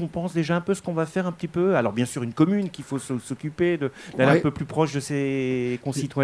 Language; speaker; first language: French; native; French